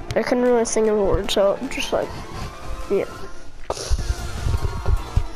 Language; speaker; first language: English; native; English